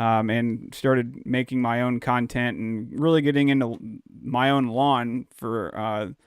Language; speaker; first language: English; native; English